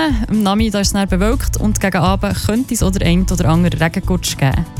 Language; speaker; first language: German; native; German